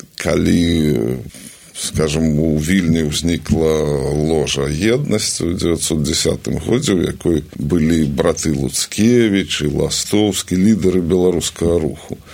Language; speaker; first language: Belarusian; native; Belarusian